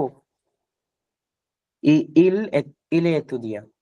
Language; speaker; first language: French; non-native, learner; Bangla